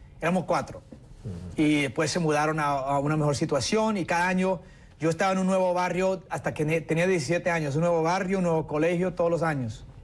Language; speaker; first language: Spanish; early bilingual, heritage; Spanish